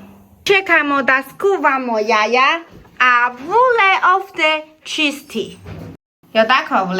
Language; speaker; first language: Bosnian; non-native, learner; Chinese